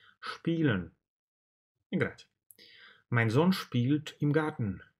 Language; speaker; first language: German; non-native, fluent; Russian